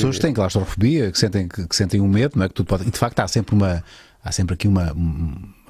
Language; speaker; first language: Portuguese; native; Portuguese